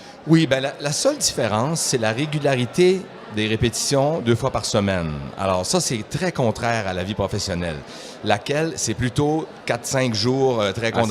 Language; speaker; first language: French; native; French